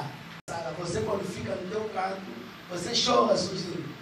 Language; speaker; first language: Portuguese; native; Portuguese